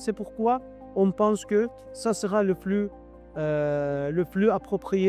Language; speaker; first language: French; non-native, learner; Azerbaijani